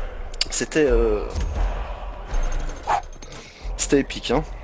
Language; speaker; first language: French; native; French